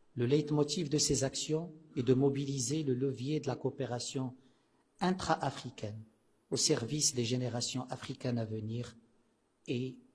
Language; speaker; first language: French; non-native, local second language; Arabic